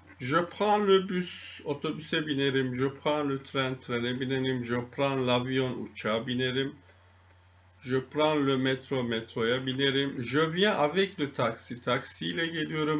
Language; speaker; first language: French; non-native, fluent; Turkish